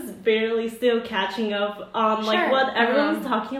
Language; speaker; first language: English; non-native, fluent; Chinese